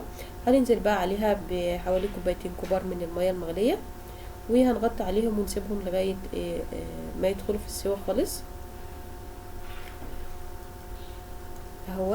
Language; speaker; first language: Arabic; native; Arabic